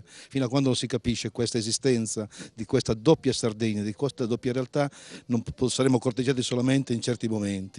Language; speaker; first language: Italian; native; Italian